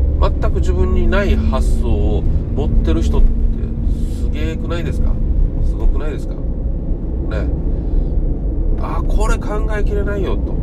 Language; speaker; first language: Japanese; native; Japanese